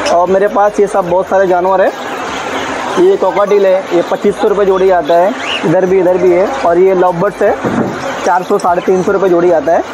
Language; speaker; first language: Hindi; native; Hindi